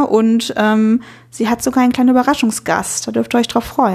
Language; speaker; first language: German; native; German